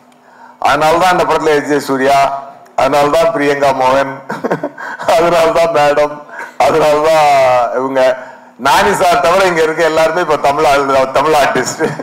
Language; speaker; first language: Tamil; native; Tamil